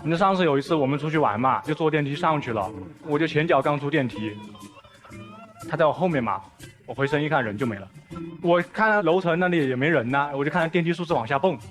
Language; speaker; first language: Chinese; native; Chinese